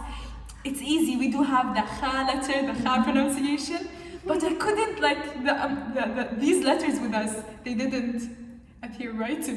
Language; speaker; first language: English; non-native, fluent; Arabic